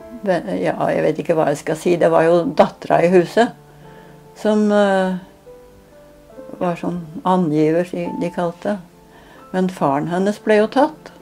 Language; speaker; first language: Norwegian; native; Norwegian